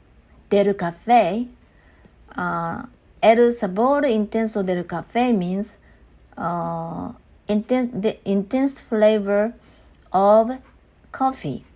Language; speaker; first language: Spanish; non-native, learner; Japanese